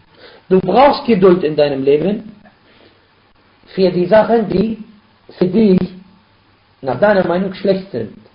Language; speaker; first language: German; non-native, fluent; Arabic